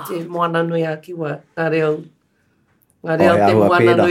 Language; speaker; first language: Māori; non-native, local second language; English